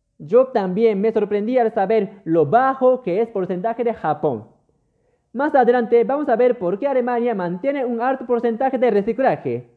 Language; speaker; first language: Spanish; non-native, fluent; Japanese